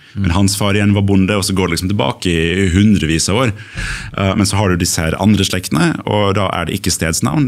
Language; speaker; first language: Norwegian; early bilingual, other home language; English